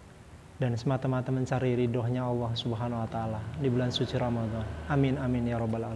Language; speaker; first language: Indonesian; native; Indonesian